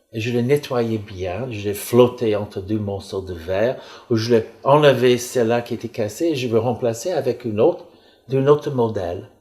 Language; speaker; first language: French; non-native, fluent; English